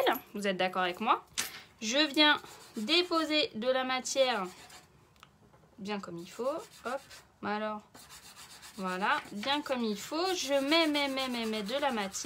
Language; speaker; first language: French; native; French